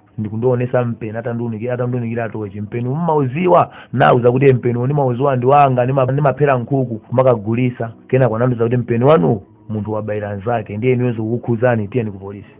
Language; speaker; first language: Nyanja; native; Nyanja